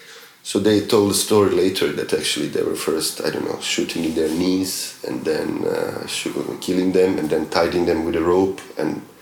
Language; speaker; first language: English; non-native, fluent; Croatian